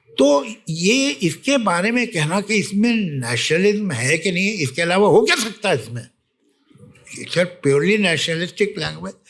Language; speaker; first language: Urdu; native; Urdu